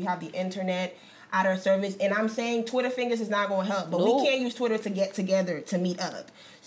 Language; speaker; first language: English; non-native, fluent; French